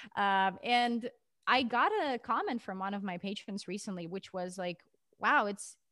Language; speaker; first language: English; non-native, fluent; Russian